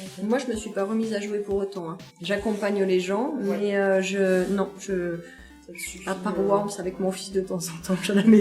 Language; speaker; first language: French; native; French